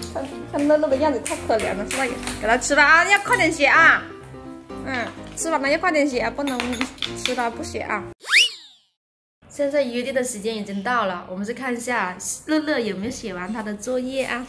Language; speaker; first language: Chinese; native; Chinese